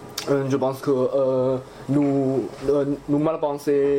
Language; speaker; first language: French; non-native, learner; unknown